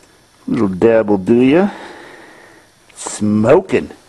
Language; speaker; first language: English; native; English